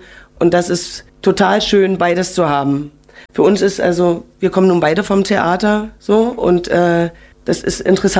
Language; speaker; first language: German; native; German